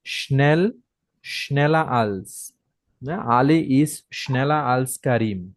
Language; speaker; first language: German; non-native, fluent; Bangla